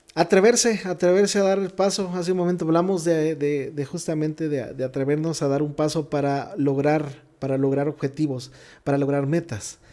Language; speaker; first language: Spanish; native; Spanish